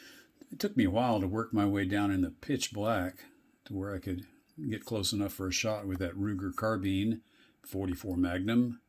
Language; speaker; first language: English; native; English